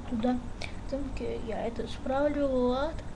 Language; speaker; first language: Russian; non-native, learner; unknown